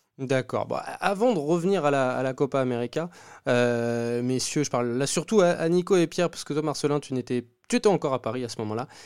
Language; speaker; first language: French; native; French